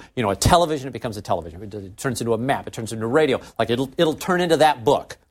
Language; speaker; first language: English; native; English